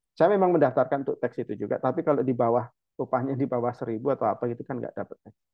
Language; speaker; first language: Indonesian; native; Indonesian